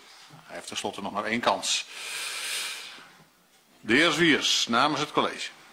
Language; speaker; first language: Dutch; native; Dutch